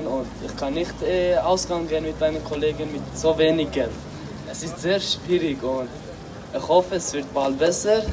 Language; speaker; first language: German; early bilingual, other home language; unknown